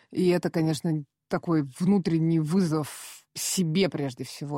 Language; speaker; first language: Russian; native; Russian